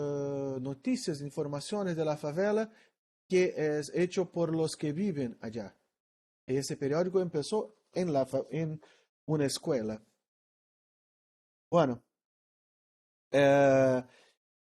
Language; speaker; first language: Spanish; non-native, learner; Portuguese